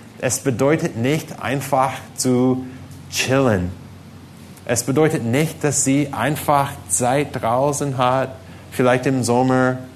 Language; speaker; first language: German; non-native, fluent; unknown